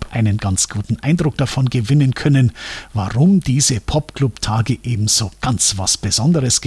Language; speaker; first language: German; native; German